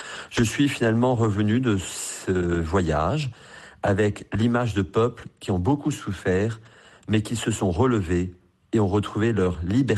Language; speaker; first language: French; native; French